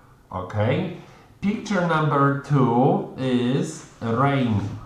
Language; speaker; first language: English; non-native, fluent; Polish